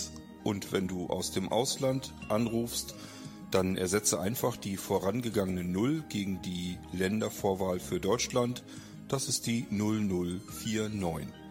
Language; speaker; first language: German; native; German